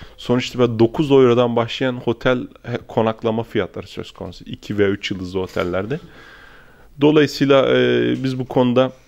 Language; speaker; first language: Turkish; early bilingual, heritage; Turkish